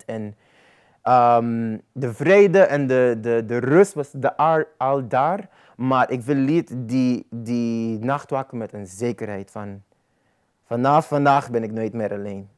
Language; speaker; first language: Dutch; non-native, local second language; Papiamento